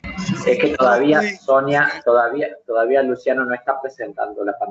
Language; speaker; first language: Spanish; native; Spanish